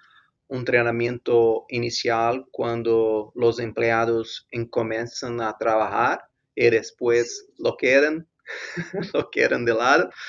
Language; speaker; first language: Spanish; non-native, fluent; Portuguese